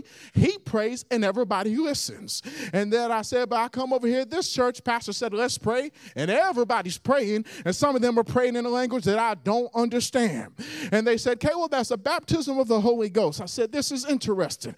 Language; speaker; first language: English; native; English